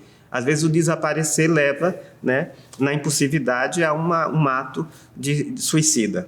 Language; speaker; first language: Portuguese; native; Portuguese